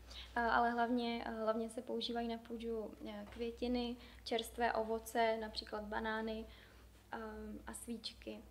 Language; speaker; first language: Czech; native; Czech